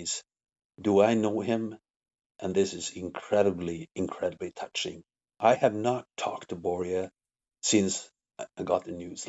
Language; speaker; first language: English; non-native, fluent; Swedish